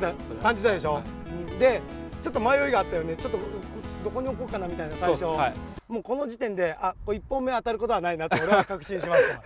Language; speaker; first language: Japanese; native; Japanese